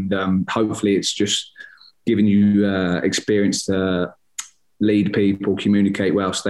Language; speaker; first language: English; native; English